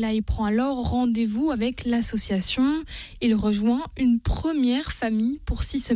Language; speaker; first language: French; native; French